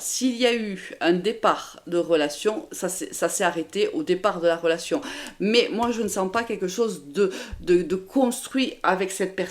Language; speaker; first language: French; native; French